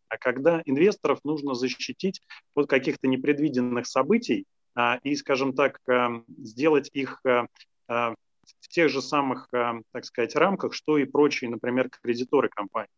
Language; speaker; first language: Russian; native; Russian